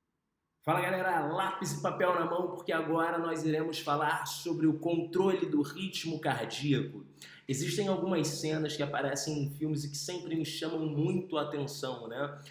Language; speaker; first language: Portuguese; native; Portuguese